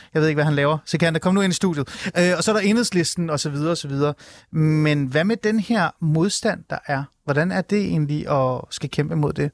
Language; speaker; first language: Danish; early bilingual, other home language; Persian